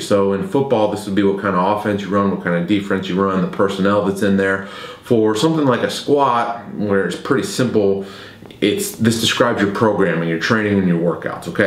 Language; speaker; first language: English; native; English